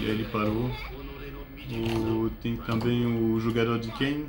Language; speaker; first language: Portuguese; non-native, learner; French